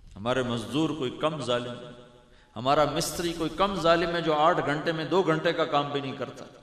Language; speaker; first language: Urdu; non-native, local second language; Punjabi